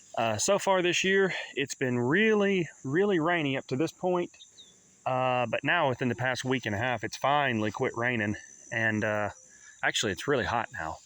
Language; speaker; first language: English; native; English